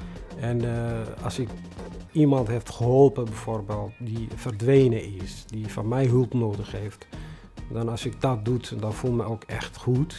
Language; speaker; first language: Dutch; non-native, fluent; Tigrinya